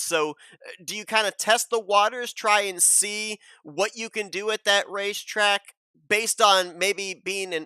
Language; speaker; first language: English; native; English